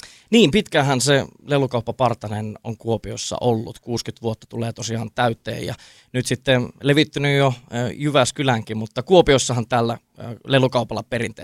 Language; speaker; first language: Finnish; native; Finnish